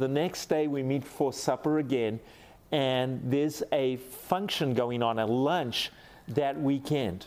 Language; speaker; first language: English; native; English